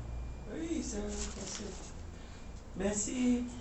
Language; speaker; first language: French; non-native, learner; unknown